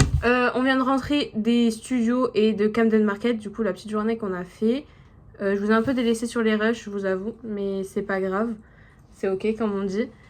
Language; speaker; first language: French; native; French